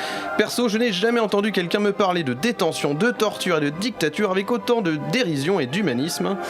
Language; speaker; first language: French; native; French